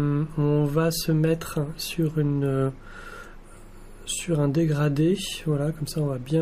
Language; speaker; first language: French; native; French